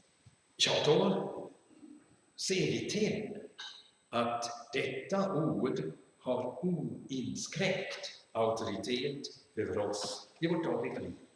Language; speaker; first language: Swedish; non-native, fluent; German